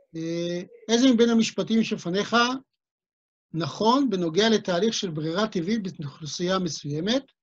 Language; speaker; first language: Hebrew; native; Hebrew